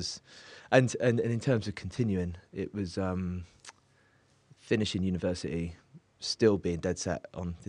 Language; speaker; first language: English; native; English